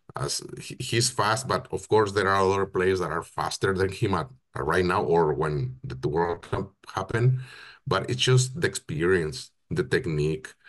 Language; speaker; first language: English; non-native, fluent; Spanish